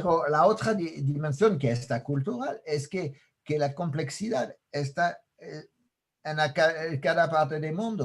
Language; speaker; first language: Spanish; non-native, fluent; French